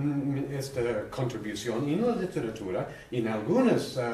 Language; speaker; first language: Spanish; non-native, learner; English